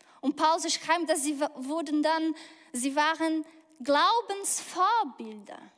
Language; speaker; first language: German; non-native, fluent; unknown